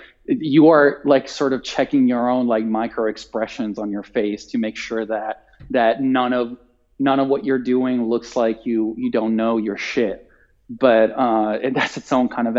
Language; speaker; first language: English; non-native, fluent; Italian